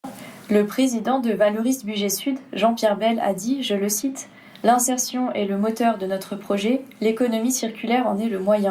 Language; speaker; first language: French; native; French